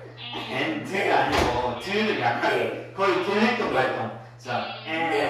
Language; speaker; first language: Korean; native; Korean